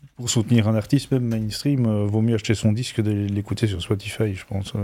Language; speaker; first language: French; native; French